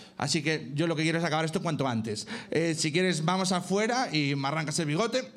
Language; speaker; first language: Spanish; native; Spanish